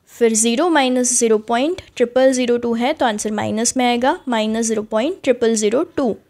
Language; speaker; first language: Hindi; native; Hindi